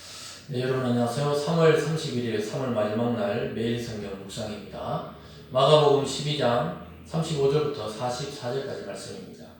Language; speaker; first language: Korean; native; Korean